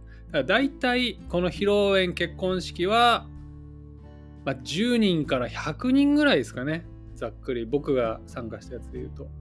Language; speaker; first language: Japanese; native; Japanese